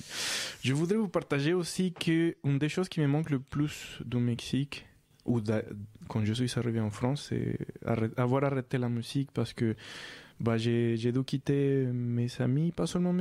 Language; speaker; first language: French; non-native, fluent; Spanish